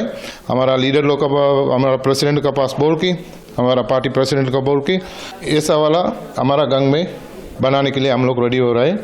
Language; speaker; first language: Hindi; non-native, learner; Sinhala